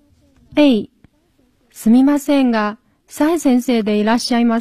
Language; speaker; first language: Japanese; non-native, fluent; Chinese